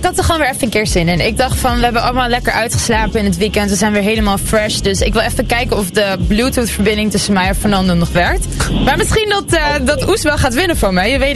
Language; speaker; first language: Dutch; native; Dutch